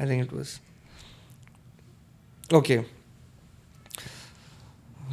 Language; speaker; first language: English; non-native, local second language; Hindi